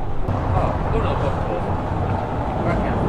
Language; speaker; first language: Spanish; non-native, learner; English